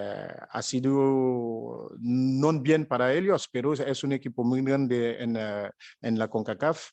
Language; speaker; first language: Spanish; non-native, fluent; French